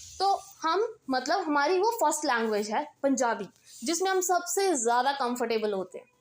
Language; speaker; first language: Hindi; non-native, local second language; Punjabi